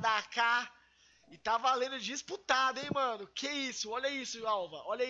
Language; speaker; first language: Portuguese; native; Portuguese